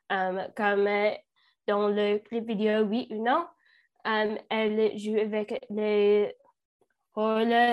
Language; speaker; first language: French; non-native, learner; English